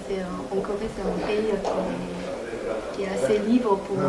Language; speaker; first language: French; non-native, fluent; Korean